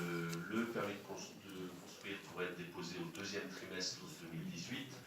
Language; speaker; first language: French; native; French